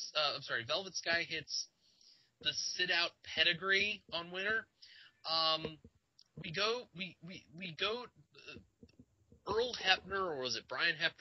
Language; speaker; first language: English; native; English